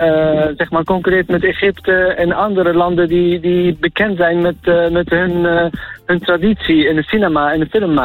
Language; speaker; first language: Dutch; non-native, fluent; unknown